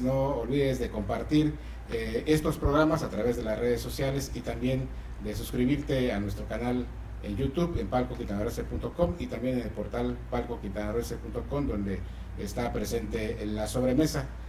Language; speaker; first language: Spanish; native; Spanish